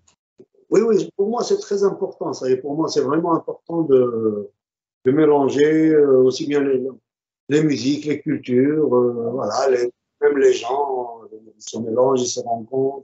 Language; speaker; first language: French; non-native, local second language; Arabic